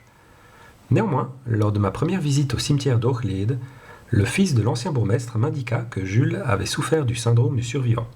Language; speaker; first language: French; non-native, local second language; Dutch